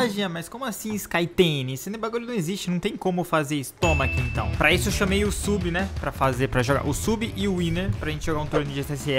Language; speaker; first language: Portuguese; native; Portuguese